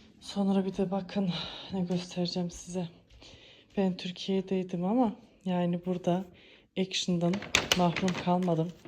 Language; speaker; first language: Turkish; early bilingual, heritage; Turkish